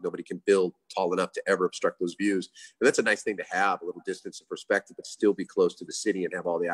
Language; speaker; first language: English; native; English